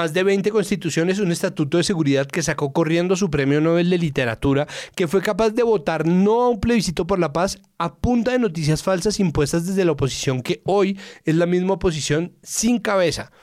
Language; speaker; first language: Spanish; native; Spanish